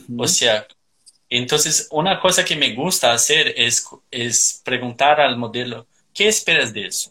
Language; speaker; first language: Spanish; non-native, fluent; Portuguese